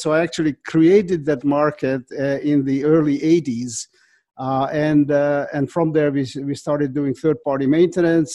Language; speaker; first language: English; non-native, fluent; Slovak